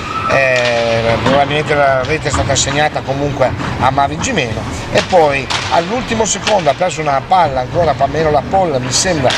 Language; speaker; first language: Italian; native; Italian